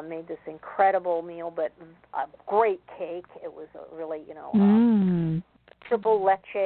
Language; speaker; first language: English; native; English